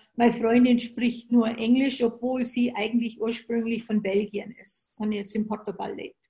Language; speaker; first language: German; native; German